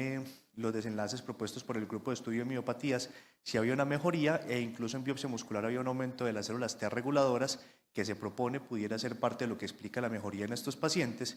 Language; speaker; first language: Spanish; native; Spanish